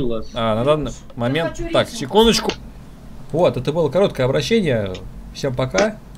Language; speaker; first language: Russian; native; Russian